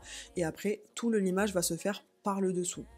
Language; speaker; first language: French; native; French